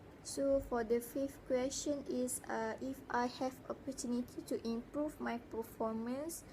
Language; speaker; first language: English; non-native, learner; Malay